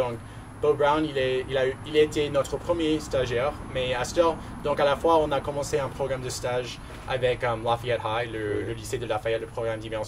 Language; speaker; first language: French; non-native, local second language; English